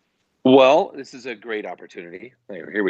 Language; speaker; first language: English; native; English